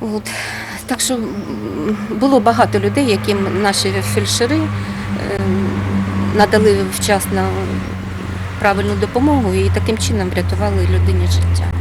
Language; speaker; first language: Ukrainian; native; Ukrainian